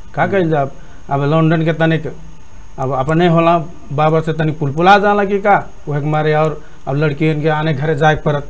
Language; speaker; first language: Bhojpuri; native; Bhojpuri